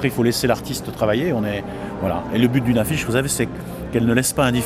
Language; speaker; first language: French; native; French